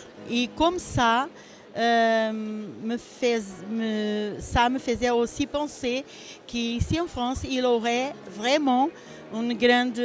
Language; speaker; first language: French; non-native, learner; Portuguese